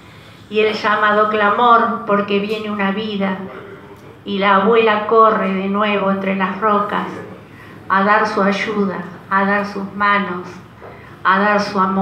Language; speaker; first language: Spanish; native; Spanish